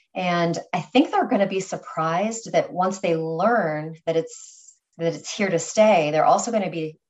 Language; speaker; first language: English; native; English